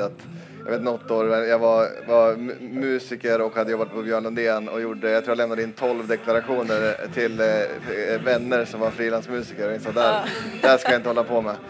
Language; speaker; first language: Swedish; native; Swedish